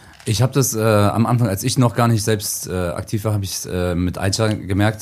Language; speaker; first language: German; native; German